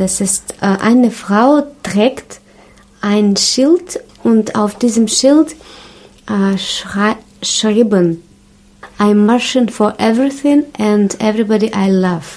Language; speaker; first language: German; non-native, learner; Russian